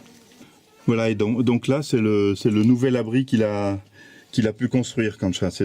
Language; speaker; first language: French; native; French